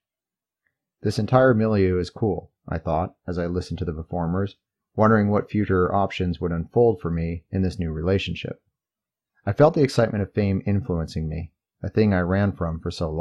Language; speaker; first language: English; native; English